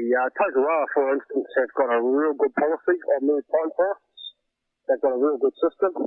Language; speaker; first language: English; native; English